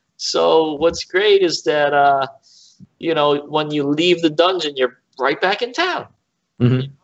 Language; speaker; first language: English; native; English